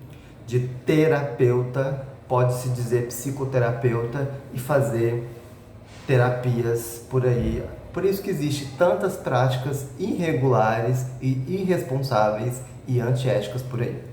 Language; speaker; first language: Portuguese; native; Portuguese